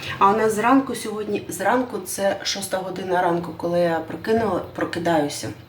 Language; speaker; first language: Ukrainian; non-native, local second language; Russian